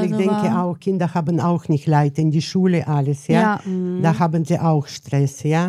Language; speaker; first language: German; non-native, learner; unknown